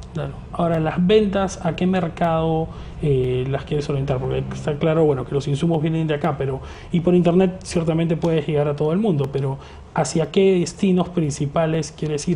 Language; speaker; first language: Spanish; native; Spanish